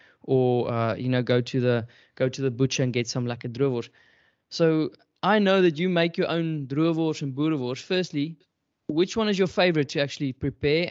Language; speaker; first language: English; non-native, local second language; Afrikaans